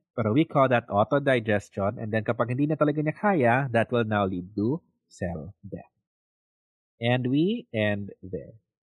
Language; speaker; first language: English; non-native, local second language; Filipino